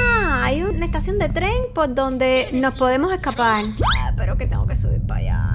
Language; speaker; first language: Spanish; native; Spanish